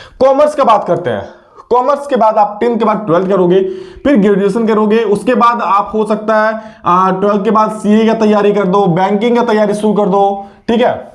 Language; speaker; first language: Hindi; native; Hindi